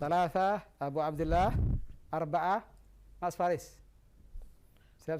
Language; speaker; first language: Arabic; non-native, fluent; Indonesian